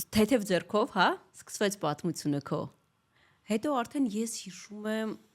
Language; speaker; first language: Armenian; native; Armenian